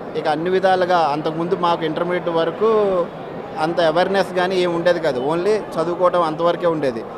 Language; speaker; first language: Telugu; native; Telugu